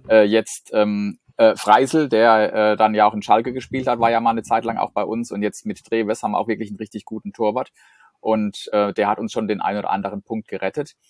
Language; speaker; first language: German; native; German